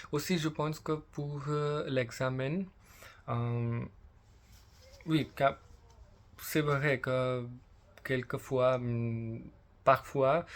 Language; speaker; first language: French; non-native, learner; English